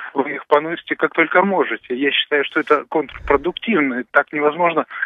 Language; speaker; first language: Russian; native; Russian